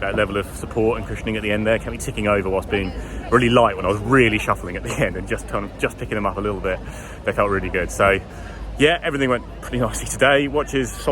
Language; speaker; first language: English; native; English